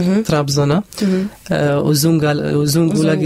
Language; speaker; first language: Turkish; non-native, learner; Arabic